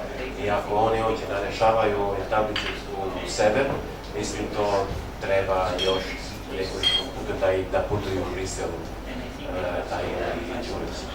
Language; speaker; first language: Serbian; non-native, local second language; Albanian